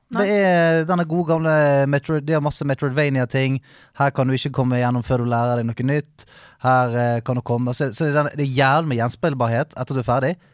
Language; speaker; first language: Norwegian; native; Norwegian